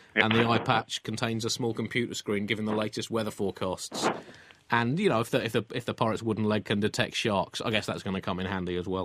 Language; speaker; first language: English; native; English